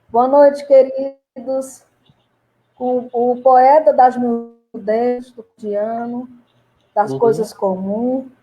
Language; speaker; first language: Portuguese; native; Portuguese